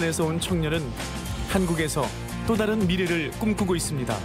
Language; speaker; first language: Korean; native; Korean